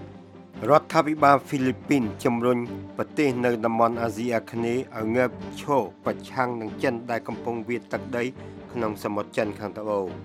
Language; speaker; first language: Khmer; native; Khmer